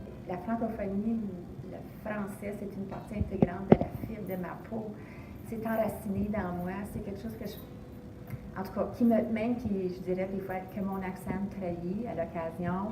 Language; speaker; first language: French; native; French